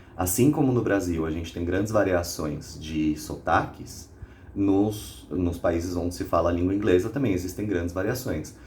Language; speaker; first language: Portuguese; native; Portuguese